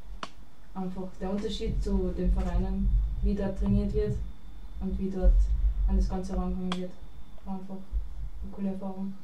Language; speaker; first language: German; native; German